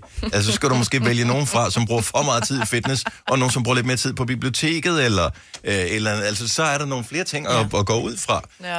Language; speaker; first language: Danish; native; Danish